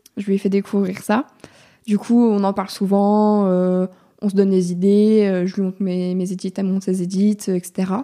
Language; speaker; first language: French; native; French